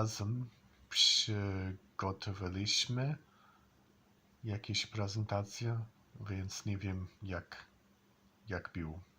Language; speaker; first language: Polish; non-native, learner; English